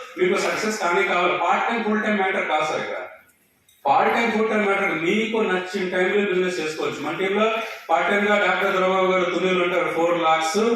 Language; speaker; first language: Telugu; non-native, local second language; Odia